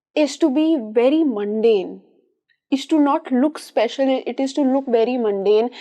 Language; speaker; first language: English; non-native, local second language; Hindi